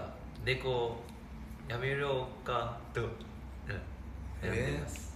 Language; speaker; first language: Japanese; non-native, fluent; Chinese